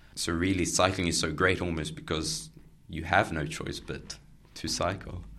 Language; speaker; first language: English; non-native, fluent; Catalan